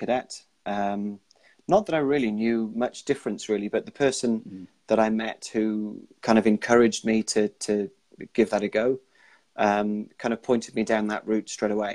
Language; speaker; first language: English; native; English